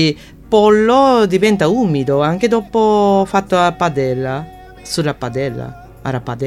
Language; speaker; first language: Italian; non-native, fluent; Japanese